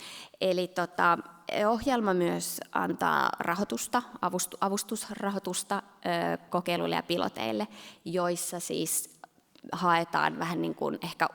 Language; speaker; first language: Finnish; native; Finnish